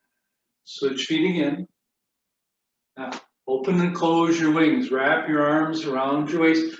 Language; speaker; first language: English; native; English